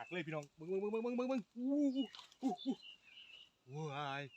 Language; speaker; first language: Thai; native; Thai